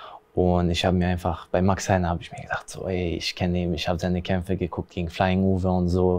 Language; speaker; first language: German; early bilingual, other home language; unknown